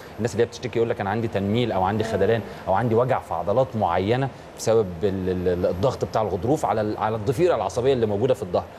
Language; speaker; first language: Egyptian Arabic; native; Egyptian Arabic